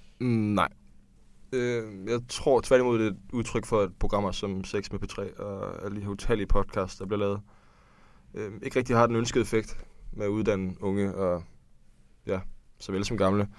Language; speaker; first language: Danish; native; Danish